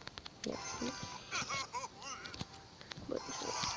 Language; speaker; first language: French; native; French